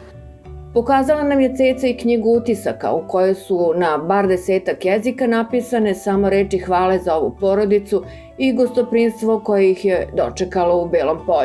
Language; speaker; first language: Serbian; native; Serbian